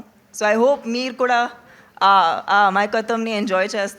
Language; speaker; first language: Telugu; non-native, local second language; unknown